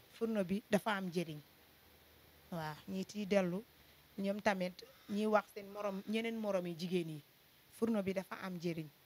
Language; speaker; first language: Wolof; non-native, local second language; Jola-Fonyi